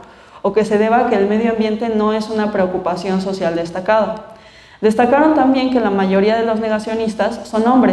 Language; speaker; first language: Spanish; native; Spanish